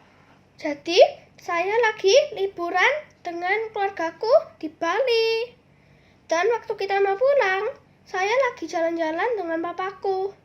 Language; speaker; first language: Indonesian; early bilingual, other home language; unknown